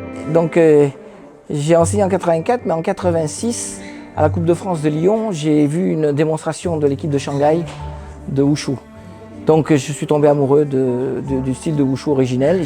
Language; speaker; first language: French; early bilingual, other home language; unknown